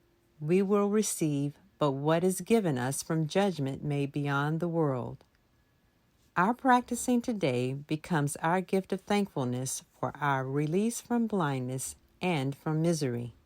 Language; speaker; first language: English; native; English